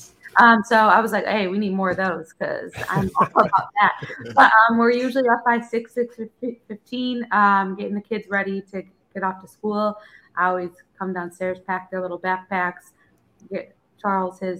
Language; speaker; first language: English; native; English